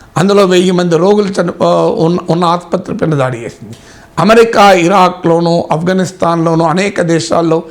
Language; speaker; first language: Telugu; native; Telugu